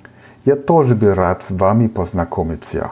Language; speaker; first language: Russian; non-native, learner; German